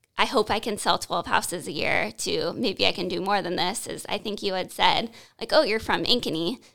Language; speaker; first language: English; native; English